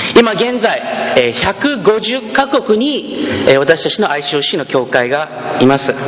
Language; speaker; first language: Japanese; early bilingual, heritage; Japanese